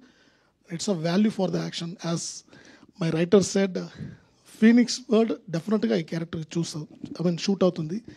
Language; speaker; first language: Telugu; non-native, learner; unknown